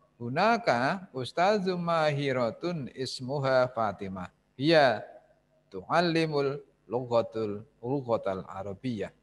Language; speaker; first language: Arabic; non-native, fluent; Indonesian